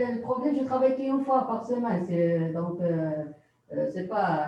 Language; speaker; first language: French; non-native, learner; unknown